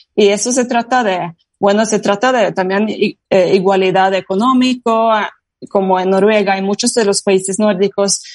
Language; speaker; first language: Spanish; non-native, fluent; Norwegian